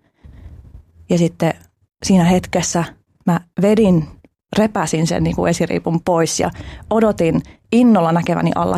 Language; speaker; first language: Finnish; early bilingual, other home language; Albanian